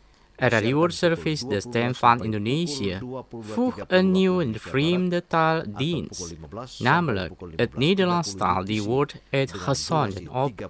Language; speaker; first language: Dutch; non-native, learner; Indonesian